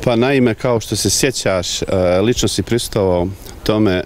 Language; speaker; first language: Croatian; native; Croatian